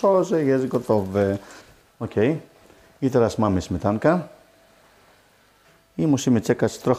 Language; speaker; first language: Polish; non-native, fluent; Greek